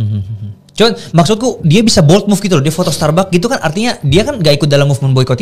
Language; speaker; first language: Indonesian; native; Indonesian